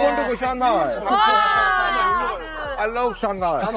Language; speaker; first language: English; non-native, learner; Korean